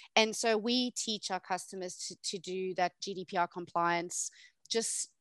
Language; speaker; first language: English; native; English